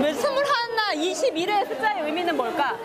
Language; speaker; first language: Korean; native; Korean